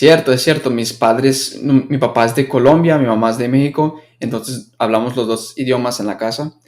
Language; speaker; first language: Spanish; early bilingual, heritage; Spanish